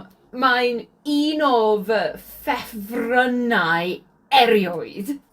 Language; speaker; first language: Welsh; non-native, learner; English